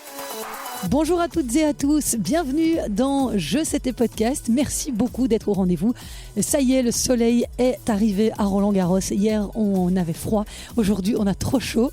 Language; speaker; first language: French; native; French